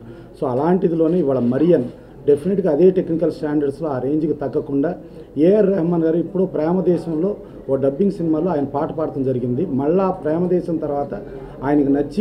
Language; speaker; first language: Telugu; native; Telugu